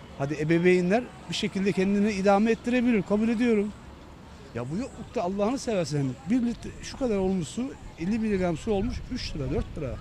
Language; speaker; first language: Turkish; native; Turkish